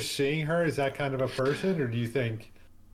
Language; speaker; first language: English; native; English